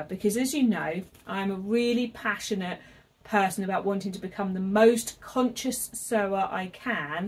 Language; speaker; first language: English; native; English